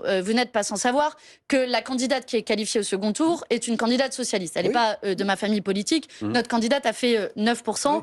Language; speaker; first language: French; native; French